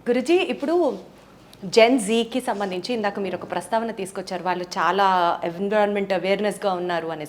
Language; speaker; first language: Telugu; native; Telugu